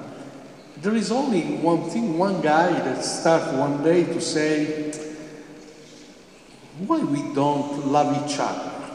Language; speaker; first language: English; non-native, fluent; Italian